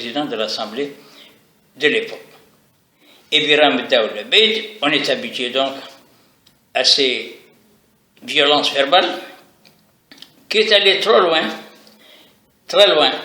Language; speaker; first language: French; non-native, local second language; Arabic